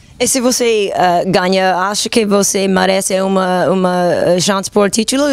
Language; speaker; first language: Portuguese; non-native, learner; English